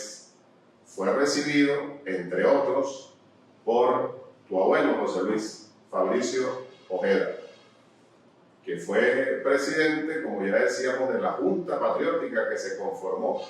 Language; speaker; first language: Spanish; native; Spanish